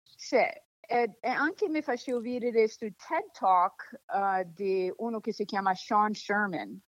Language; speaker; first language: Italian; early bilingual, heritage; Sicilian